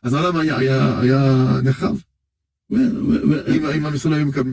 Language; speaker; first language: Hebrew; non-native, fluent; French